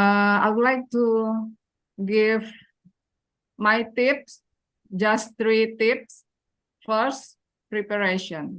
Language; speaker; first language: English; non-native, learner; Indonesian